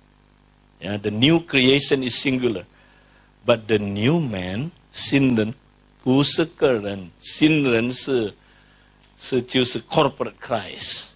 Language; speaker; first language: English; non-native, fluent; Indonesian